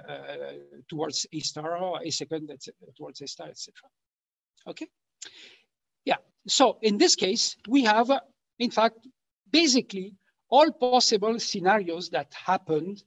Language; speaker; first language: English; non-native, fluent; French